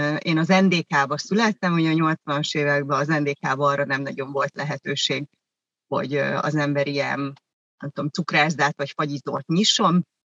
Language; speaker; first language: Hungarian; early bilingual, other home language; German